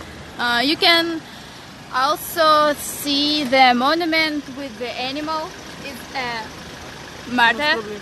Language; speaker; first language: English; non-native, learner; Russian